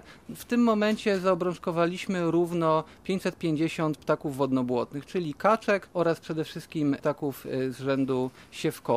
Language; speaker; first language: Polish; native; Polish